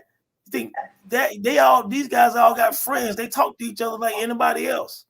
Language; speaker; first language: English; native; English